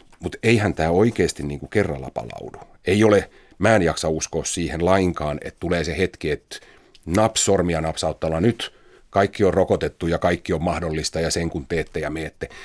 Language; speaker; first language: Finnish; native; Finnish